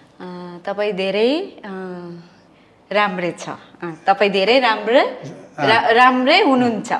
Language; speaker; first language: Malayalam; non-native, learner; Nepali